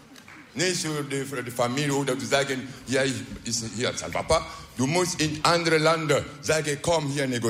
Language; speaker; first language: Dutch; non-native, learner; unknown